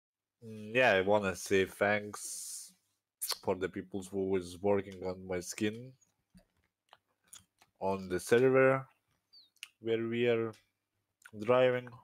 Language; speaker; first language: English; non-native, learner; Lithuanian